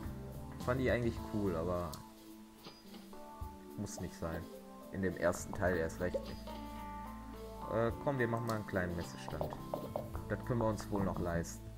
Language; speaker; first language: German; native; German